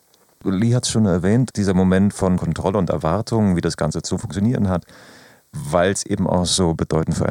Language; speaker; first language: German; native; German